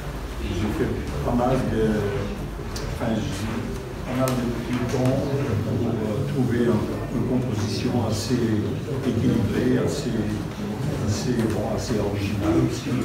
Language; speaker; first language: French; non-native, local second language; Dutch